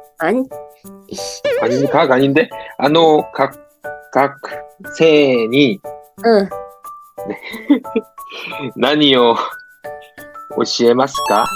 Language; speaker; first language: Japanese; non-native, learner; Korean